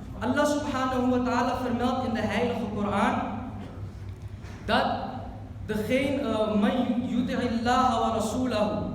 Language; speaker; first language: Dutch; early bilingual, other home language; Urdu